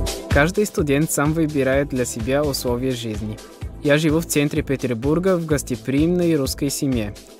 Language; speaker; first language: Russian; non-native, fluent; German